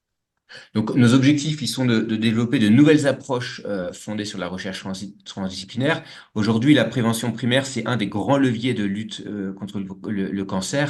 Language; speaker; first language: French; native; French